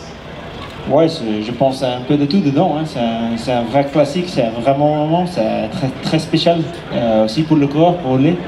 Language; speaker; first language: French; non-native, fluent; Dutch